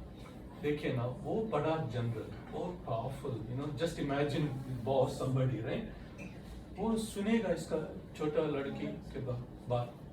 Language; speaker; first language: Hindi; non-native, local second language; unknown